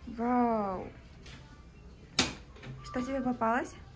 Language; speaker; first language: Russian; native; Russian